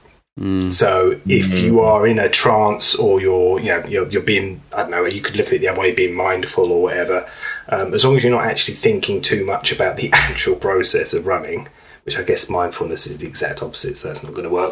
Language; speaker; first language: English; native; English